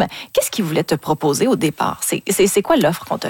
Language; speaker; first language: French; native; French